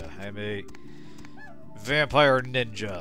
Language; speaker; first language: English; native; English